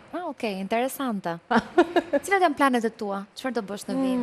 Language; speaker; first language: Albanian; native; Albanian